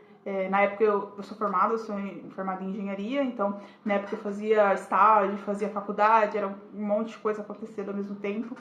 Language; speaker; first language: Portuguese; native; Portuguese